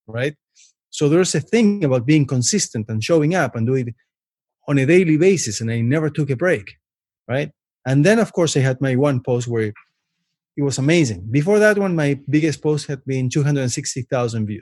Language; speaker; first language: English; non-native, fluent; Spanish